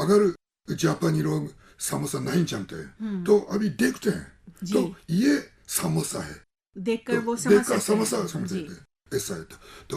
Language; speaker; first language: Hindi; non-native, fluent; Japanese